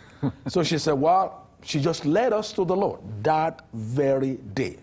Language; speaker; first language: English; non-native, local second language; Yoruba